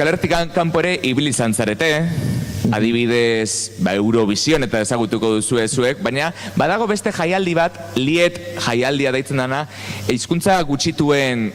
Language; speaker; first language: Basque; native; Basque